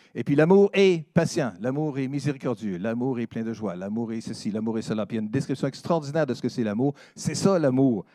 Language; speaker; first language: French; native; French